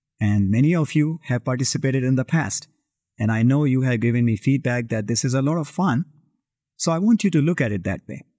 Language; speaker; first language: English; non-native, local second language; Hindi